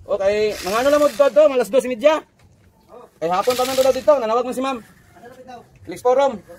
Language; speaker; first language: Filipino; non-native, local second language; Cebuano